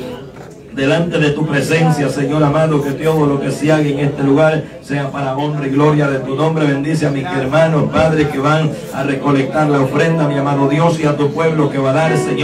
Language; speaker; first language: Spanish; native; Spanish